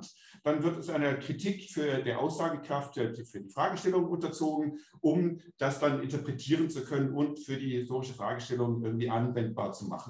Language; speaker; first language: German; native; German